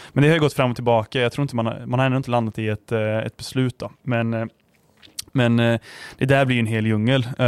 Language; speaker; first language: Swedish; native; Swedish